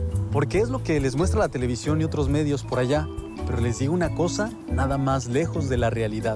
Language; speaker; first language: Spanish; native; Spanish